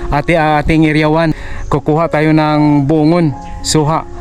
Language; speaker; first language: Filipino; non-native, local second language; Cebuano